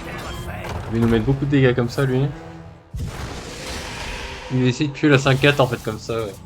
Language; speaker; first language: French; native; French